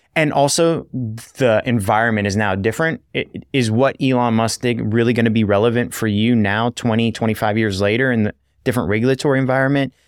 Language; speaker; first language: English; native; English